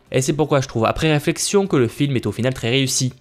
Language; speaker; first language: French; native; French